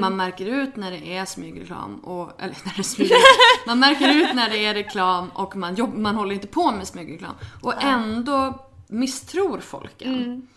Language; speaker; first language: Swedish; native; Swedish